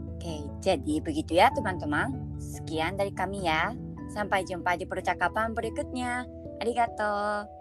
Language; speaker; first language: Indonesian; non-native, fluent; Japanese